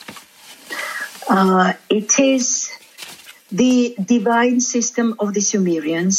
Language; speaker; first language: English; non-native, fluent; Georgian